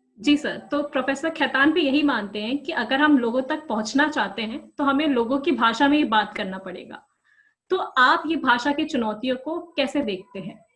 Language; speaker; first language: Hindi; native; Hindi